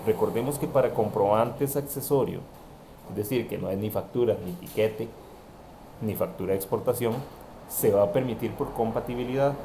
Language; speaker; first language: Spanish; native; Spanish